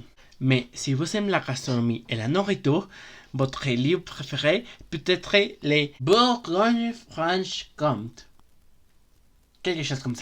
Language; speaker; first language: French; non-native, learner; Spanish